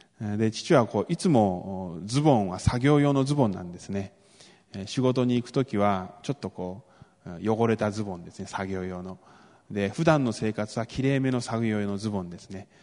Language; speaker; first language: Japanese; early bilingual, other home language; Korean